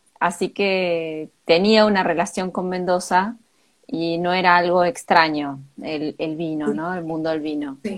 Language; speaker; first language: Spanish; native; Spanish